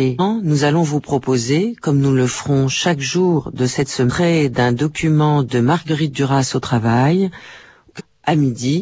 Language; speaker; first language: French; native; French